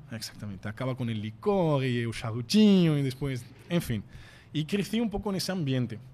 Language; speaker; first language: Portuguese; non-native, fluent; French